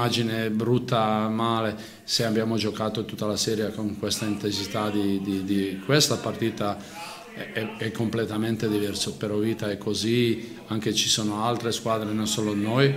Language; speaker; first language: Italian; non-native, fluent; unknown